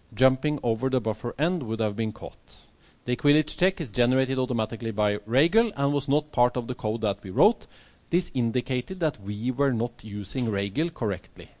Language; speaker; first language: English; non-native, fluent; Norwegian